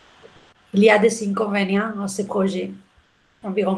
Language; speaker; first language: French; non-native, learner; Spanish